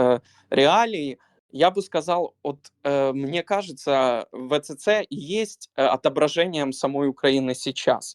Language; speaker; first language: Russian; native; Russian